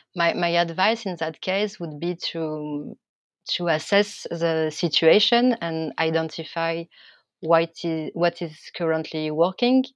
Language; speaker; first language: English; non-native, fluent; French